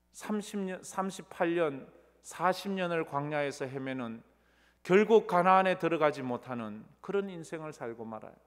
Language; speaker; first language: Korean; native; Korean